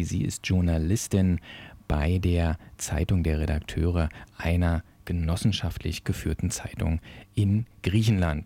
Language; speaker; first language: German; native; German